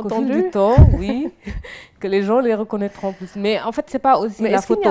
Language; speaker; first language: French; non-native, local second language; Wolof